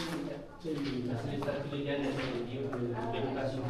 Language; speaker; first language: French; non-native, learner; Balinese